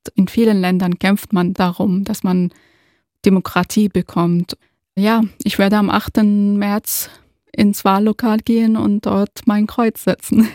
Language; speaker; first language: German; non-native, fluent; Arabic